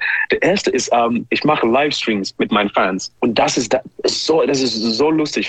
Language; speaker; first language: German; non-native, learner; English